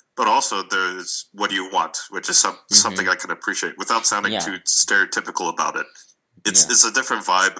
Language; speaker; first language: English; non-native, fluent; Russian